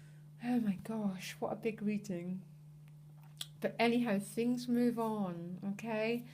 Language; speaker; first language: English; native; English